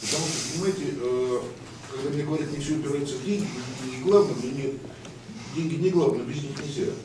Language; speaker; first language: Russian; native; Russian